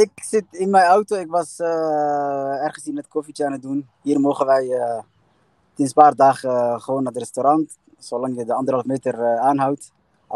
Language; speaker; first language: Dutch; early bilingual, other home language; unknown